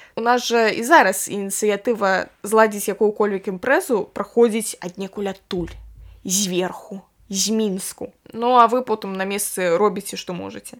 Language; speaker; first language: Belarusian; non-native, local second language; Russian